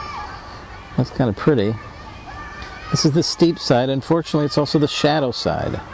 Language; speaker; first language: English; native; English